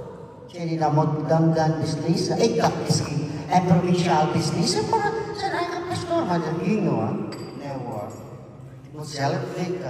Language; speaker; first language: Dutch; non-native, fluent; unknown